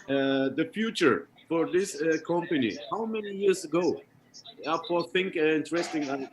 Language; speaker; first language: English; non-native, learner; Turkish